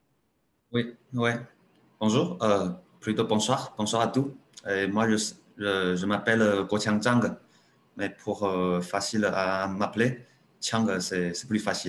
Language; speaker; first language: French; non-native, learner; Chinese